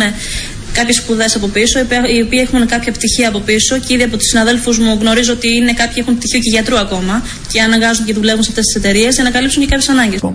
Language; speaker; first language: Greek; native; Greek